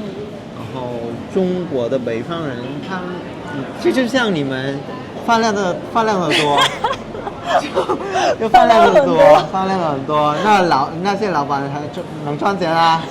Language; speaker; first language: Chinese; non-native, fluent; Vietnamese